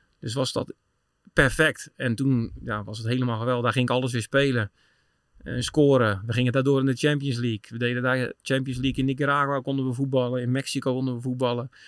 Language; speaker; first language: Dutch; native; Dutch